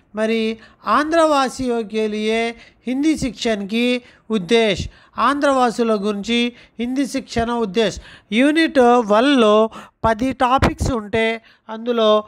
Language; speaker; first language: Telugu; non-native, local second language; Urdu